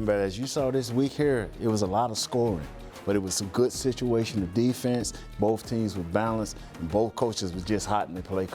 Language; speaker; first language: English; native; English